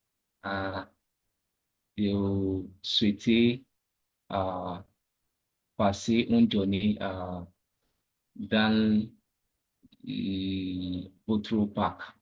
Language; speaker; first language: French; non-native, learner; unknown